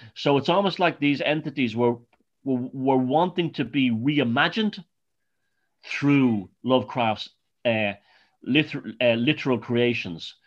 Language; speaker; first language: English; native; English